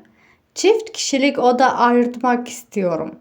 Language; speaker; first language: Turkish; non-native, fluent; Uzbek